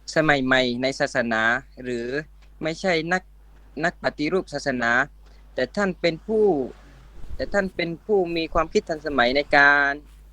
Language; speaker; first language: Thai; non-native, local second language; Pattani Malay